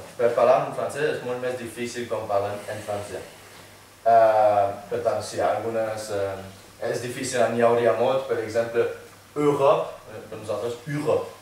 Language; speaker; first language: Catalan; non-native, fluent; French